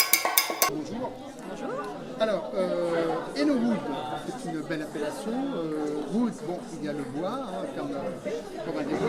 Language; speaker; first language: French; native; French